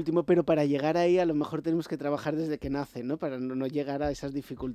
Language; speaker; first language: Spanish; native; Spanish